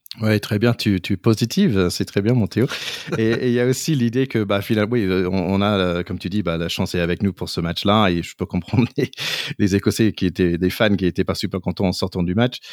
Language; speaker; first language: French; non-native, fluent; English